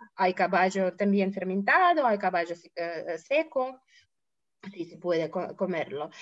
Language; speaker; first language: Spanish; non-native, fluent; Russian